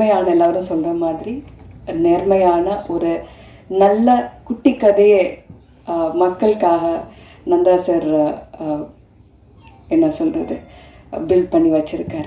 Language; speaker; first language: Tamil; non-native, fluent; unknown